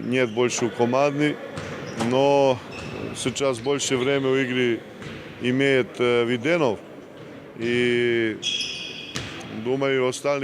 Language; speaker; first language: Russian; non-native, learner; Serbian